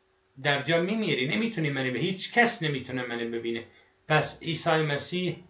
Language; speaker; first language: Persian; non-native, fluent; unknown